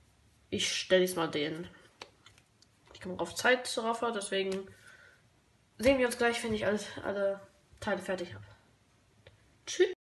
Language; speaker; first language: German; native; German